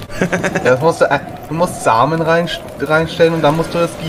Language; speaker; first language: German; native; German